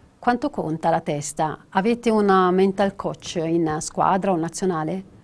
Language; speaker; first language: Italian; native; Italian